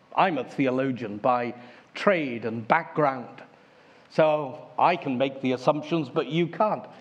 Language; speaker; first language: English; native; English